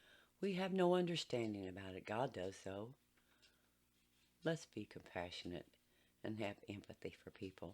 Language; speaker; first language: English; native; English